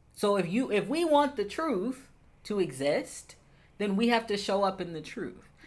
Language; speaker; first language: English; native; English